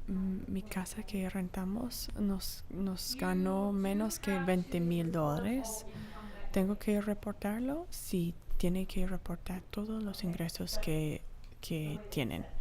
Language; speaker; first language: Spanish; non-native, fluent; English